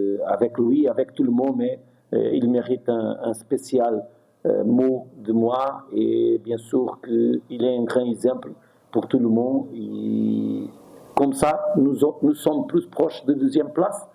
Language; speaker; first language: French; non-native, fluent; Portuguese